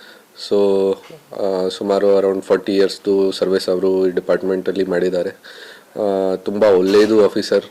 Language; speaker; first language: Kannada; non-native, fluent; Hindi